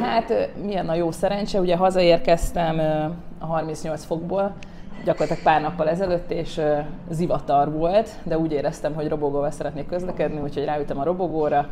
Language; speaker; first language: Hungarian; native; Hungarian